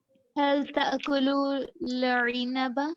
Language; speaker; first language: Arabic; non-native, learner; Urdu